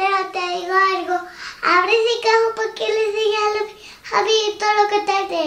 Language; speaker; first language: Spanish; native; Spanish